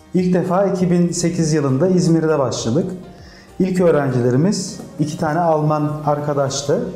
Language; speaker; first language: Turkish; early bilingual, heritage; Turkish